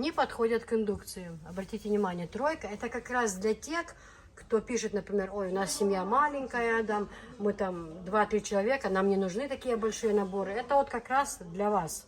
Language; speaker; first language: Russian; non-native, local second language; Chechen